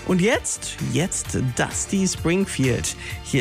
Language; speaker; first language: German; native; German